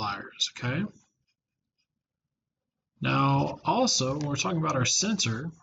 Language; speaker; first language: English; native; English